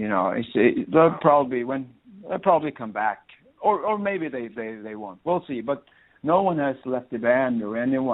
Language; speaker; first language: English; non-native, fluent; Swedish